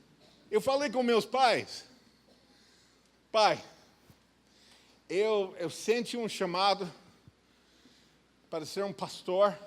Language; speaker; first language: Portuguese; non-native, fluent; English